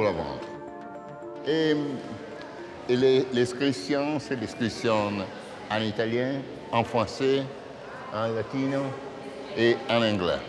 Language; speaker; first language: French; non-native, learner; Italian